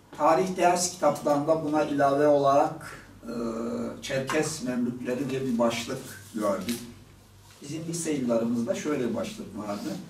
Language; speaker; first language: Turkish; non-native, local second language; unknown